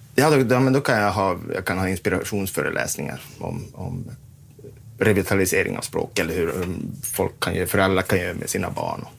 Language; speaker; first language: Swedish; native; Swedish